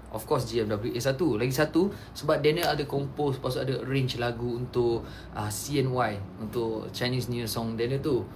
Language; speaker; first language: Malay; non-native, local second language; Chinese